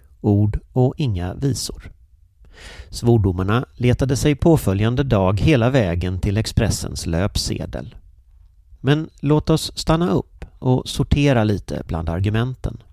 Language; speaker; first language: Swedish; native; Swedish